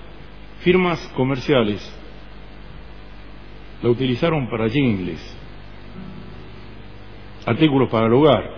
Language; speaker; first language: Spanish; native; Spanish